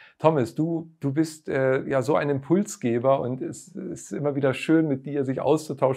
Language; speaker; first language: German; native; German